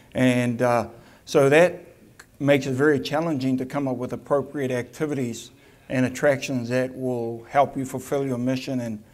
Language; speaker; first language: English; native; English